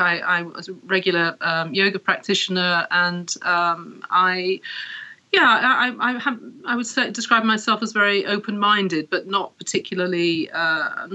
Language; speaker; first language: English; native; English